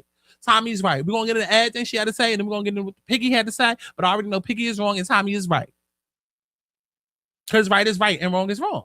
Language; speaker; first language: English; native; English